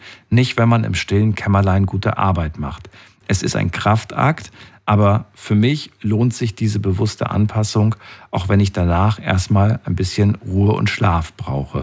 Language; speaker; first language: German; native; German